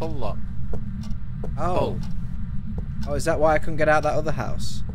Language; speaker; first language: English; native; English